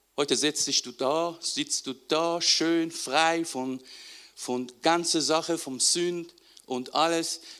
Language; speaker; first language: German; non-native, fluent; Persian